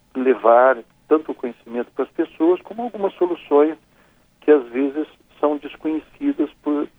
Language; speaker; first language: Portuguese; native; Portuguese